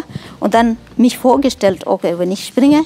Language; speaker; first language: German; non-native, fluent; Nepali